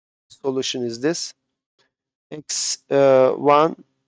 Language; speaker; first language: English; non-native, fluent; Turkish